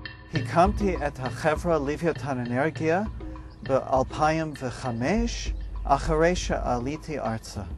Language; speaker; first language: Hebrew; non-native, fluent; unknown